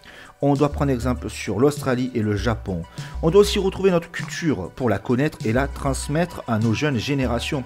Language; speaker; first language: French; native; French